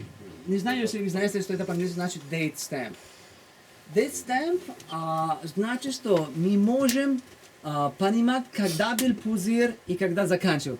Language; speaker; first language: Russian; non-native, fluent; Italian